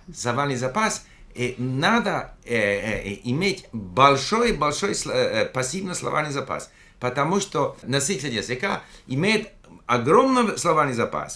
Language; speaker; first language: Russian; non-native, fluent; English